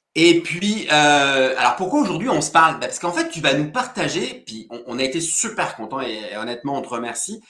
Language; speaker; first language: French; native; French